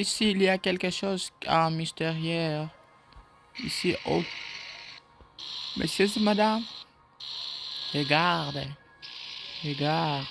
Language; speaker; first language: French; non-native, learner; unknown